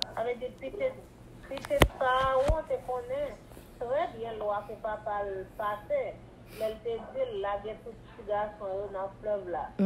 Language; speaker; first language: French; non-native, local second language; Haitian Creole